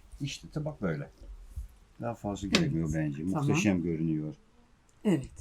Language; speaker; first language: Turkish; non-native, fluent; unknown